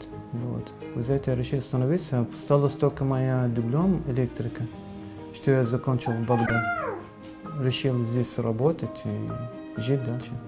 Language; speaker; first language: Russian; non-native, learner; Arabic